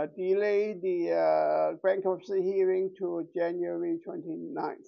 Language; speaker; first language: English; non-native, local second language; Chinese